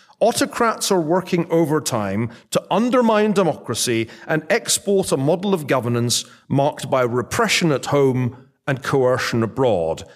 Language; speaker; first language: English; native; English